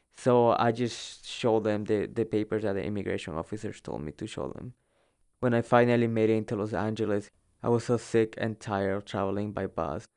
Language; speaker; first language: English; early bilingual, other home language; Spanish